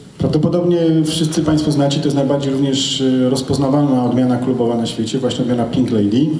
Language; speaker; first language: Polish; native; Polish